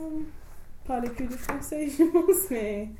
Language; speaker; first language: French; non-native, learner; English